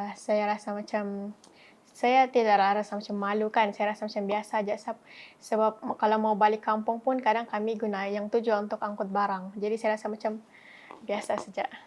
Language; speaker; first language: Malay; native; Malay